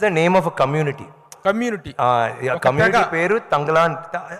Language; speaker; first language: Telugu; non-native, learner; Tamil